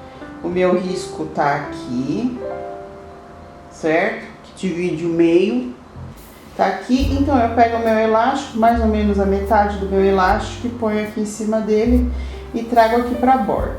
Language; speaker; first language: Portuguese; native; Portuguese